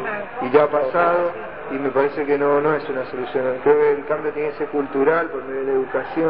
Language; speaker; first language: Spanish; native; Spanish